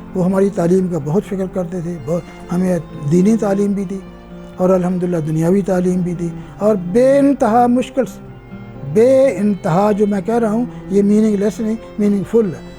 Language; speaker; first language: Urdu; non-native, local second language; Punjabi